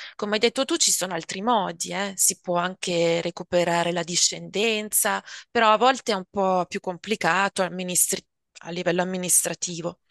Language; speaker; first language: Italian; native; Italian